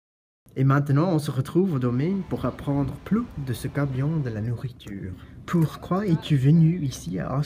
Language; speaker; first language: French; non-native, learner; English